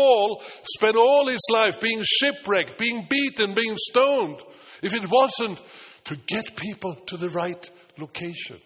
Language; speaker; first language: English; non-native, fluent; Swedish